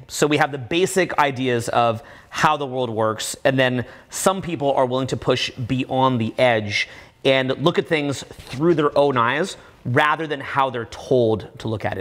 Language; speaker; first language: English; native; English